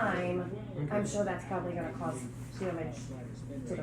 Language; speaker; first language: English; native; English